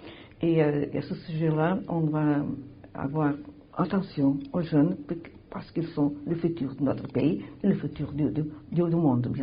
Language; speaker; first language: French; non-native, learner; Portuguese